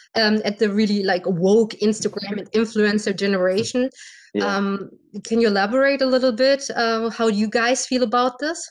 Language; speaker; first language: English; non-native, fluent; German